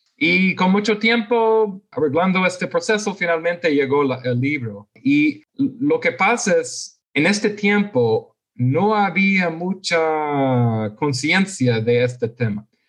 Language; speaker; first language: Spanish; non-native, fluent; English